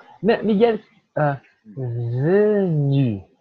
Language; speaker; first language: French; non-native, fluent; Portuguese